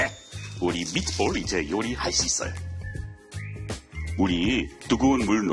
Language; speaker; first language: Korean; non-native, learner; English